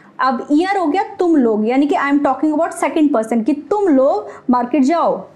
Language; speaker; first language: Hindi; native; Hindi